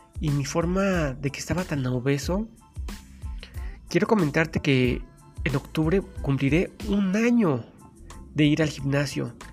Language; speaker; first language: Spanish; native; Spanish